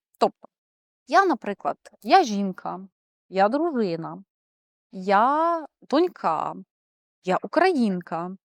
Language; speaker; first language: Ukrainian; non-native, local second language; Russian